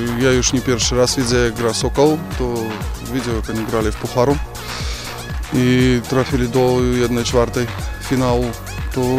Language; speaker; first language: Polish; non-native, learner; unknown